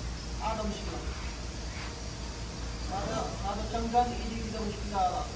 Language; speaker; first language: Arabic; non-native, learner; Filipino